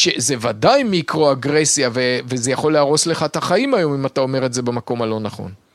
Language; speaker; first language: Hebrew; native; Hebrew